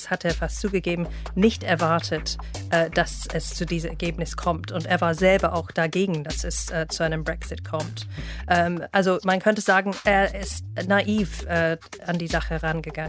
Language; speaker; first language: German; non-native, fluent; English